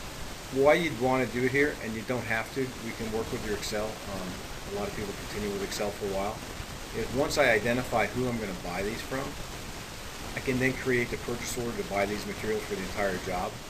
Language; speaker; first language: English; native; English